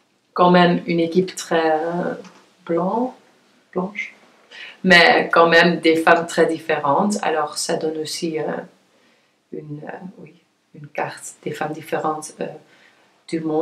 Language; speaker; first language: French; non-native, fluent; Dutch